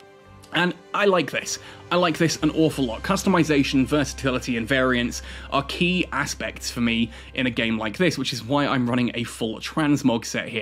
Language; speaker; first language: English; native; English